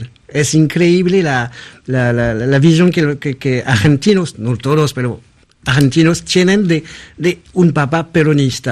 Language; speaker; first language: Spanish; non-native, fluent; French